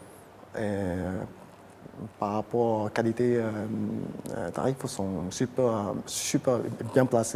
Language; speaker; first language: French; non-native, fluent; Chinese